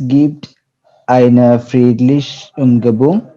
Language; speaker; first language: German; non-native, learner; Malayalam